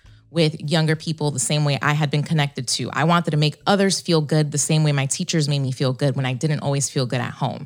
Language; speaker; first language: English; early bilingual, other home language; Spanish